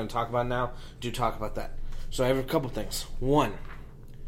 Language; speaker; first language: English; native; English